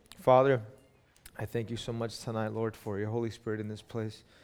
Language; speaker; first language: English; early bilingual, other home language; Spanish